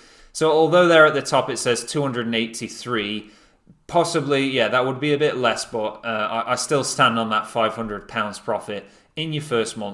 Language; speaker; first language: English; native; English